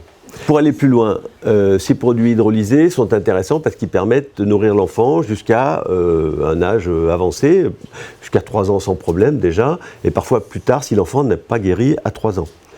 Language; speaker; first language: French; native; French